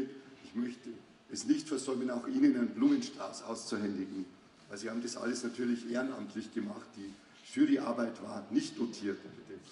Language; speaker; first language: German; native; German